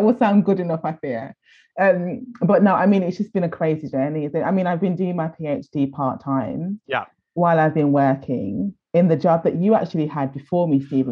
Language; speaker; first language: English; native; English